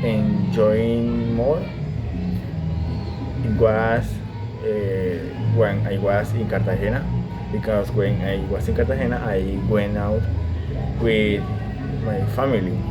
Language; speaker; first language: English; non-native, learner; Spanish